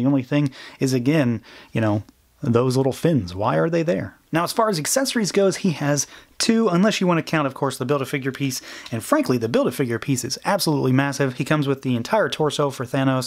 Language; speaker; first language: English; native; English